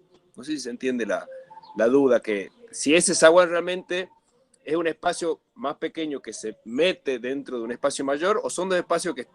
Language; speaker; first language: Spanish; native; Spanish